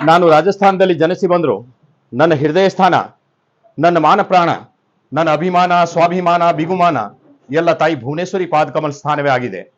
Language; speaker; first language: Kannada; non-native, local second language; Hindi